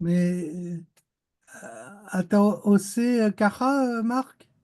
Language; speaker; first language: Hebrew; non-native, learner; French